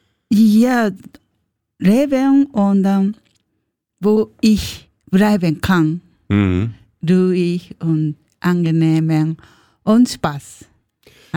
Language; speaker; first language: German; non-native, learner; Japanese